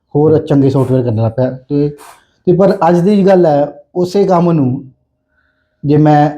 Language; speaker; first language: Punjabi; native; Punjabi